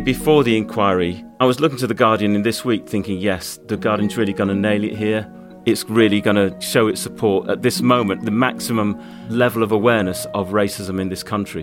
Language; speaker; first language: English; native; English